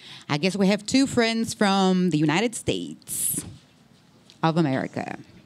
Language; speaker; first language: English; non-native, fluent; Portuguese